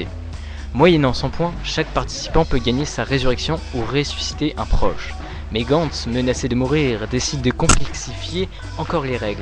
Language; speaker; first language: French; native; French